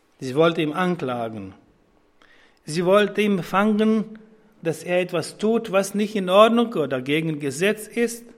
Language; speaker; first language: German; non-native, fluent; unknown